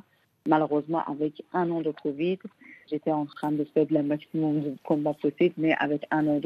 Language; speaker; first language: French; non-native, learner; Persian